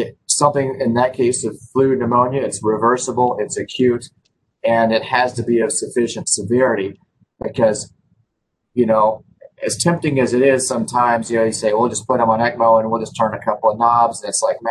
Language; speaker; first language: English; native; English